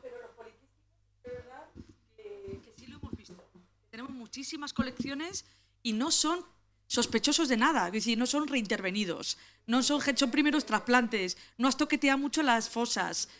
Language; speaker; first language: Spanish; native; Spanish